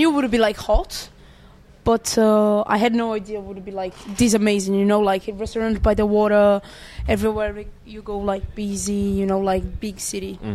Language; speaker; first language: English; non-native, fluent; Italian